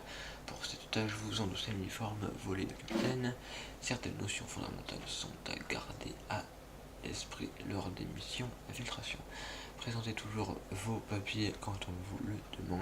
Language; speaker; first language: French; native; French